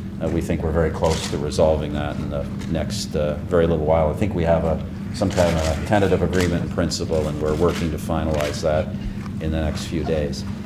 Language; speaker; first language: English; native; English